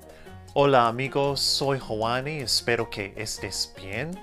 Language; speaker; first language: Spanish; non-native, fluent; English